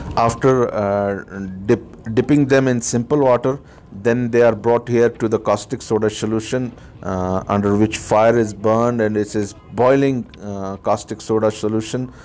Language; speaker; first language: English; non-native, local second language; Urdu